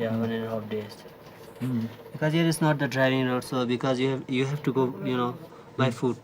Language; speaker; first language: English; non-native, learner; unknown